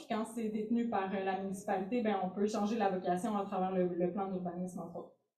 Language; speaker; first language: French; native; French